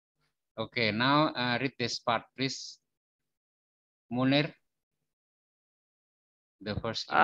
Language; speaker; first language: English; non-native, fluent; Indonesian